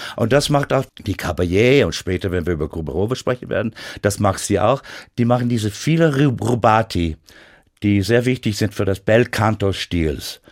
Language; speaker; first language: German; non-native, fluent; English